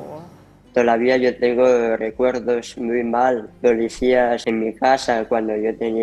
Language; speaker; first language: Spanish; early bilingual, heritage; Spanish